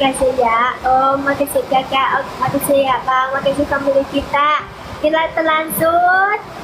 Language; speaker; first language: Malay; non-native, fluent; Vietnamese